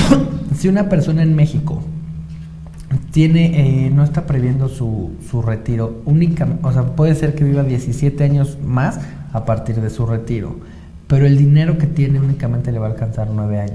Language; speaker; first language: Spanish; native; Spanish